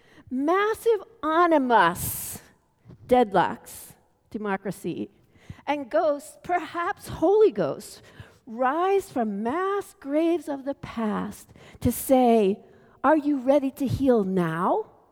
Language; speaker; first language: English; native; English